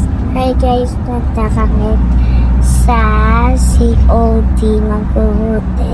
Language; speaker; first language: Filipino; native; Filipino